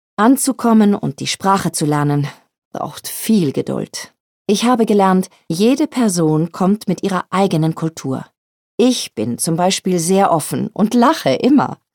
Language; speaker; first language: German; non-native, fluent; Spanish